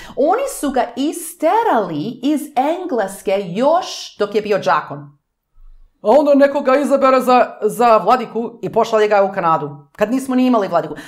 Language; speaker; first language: Serbian; early bilingual, heritage; English